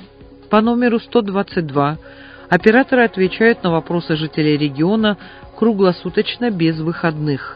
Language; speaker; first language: Russian; native; Russian